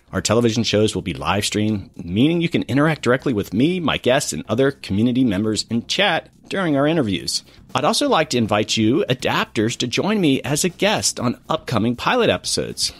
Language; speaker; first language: English; native; English